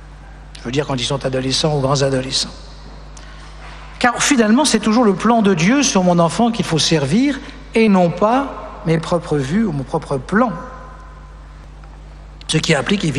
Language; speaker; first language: French; native; French